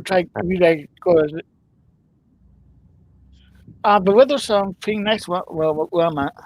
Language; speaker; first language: English; native; English